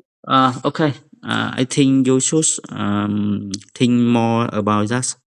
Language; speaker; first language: English; non-native, fluent; Vietnamese